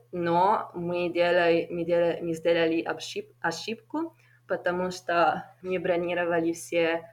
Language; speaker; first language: Russian; non-native, fluent; Italian